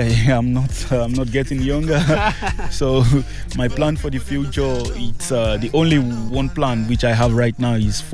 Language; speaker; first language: English; non-native, local second language; Yoruba